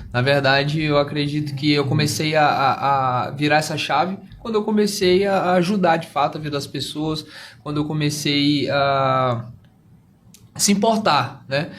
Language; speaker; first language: Portuguese; native; Portuguese